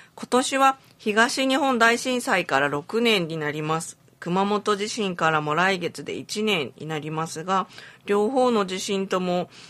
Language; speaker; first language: Japanese; native; Japanese